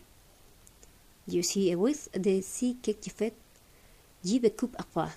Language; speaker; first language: French; non-native, learner; Spanish